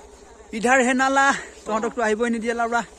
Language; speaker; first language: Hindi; non-native, local second language; Assamese